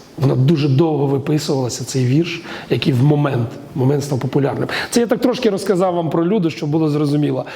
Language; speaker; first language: Ukrainian; native; Ukrainian